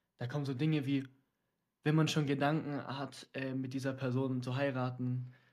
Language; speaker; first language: German; early bilingual, other home language; Dutch